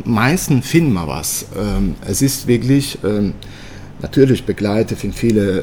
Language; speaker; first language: German; early bilingual, other home language; Italian